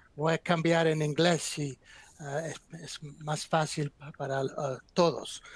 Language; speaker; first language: Spanish; non-native, fluent; English